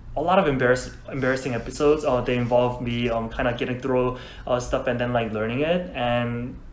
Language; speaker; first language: English; non-native, fluent; Korean